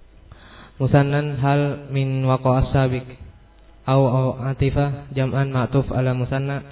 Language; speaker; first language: Arabic; non-native, learner; Indonesian